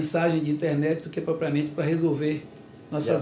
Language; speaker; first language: Portuguese; native; Portuguese